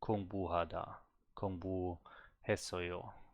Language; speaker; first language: Korean; non-native, learner; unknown